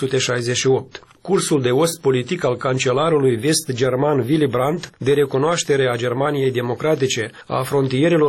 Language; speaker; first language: Romanian; native; Romanian